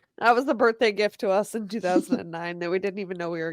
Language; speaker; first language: English; native; English